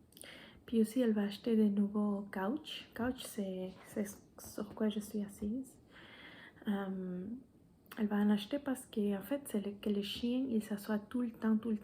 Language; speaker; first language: French; non-native, fluent; Spanish